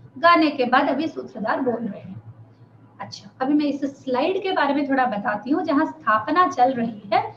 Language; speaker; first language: Hindi; non-native, local second language; Telugu